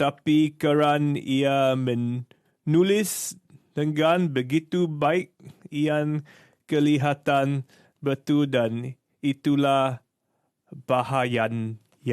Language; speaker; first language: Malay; non-native, learner; English